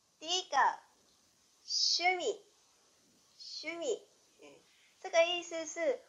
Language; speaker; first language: Chinese; non-native, fluent; Japanese